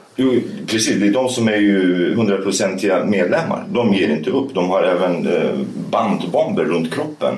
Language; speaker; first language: Swedish; early bilingual, other home language; Kurdish